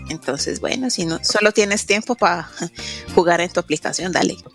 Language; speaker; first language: Spanish; native; Spanish